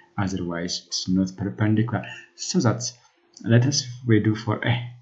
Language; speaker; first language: English; non-native, local second language; Amharic